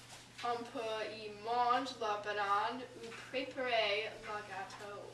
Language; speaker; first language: French; non-native, learner; English